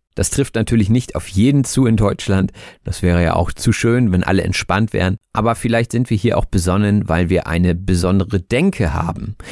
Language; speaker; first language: German; native; German